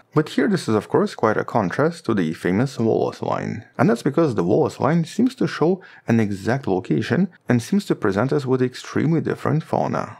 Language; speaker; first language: English; non-native, fluent; Russian